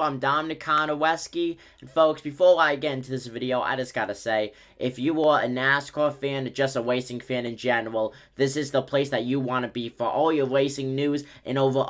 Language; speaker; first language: English; native; English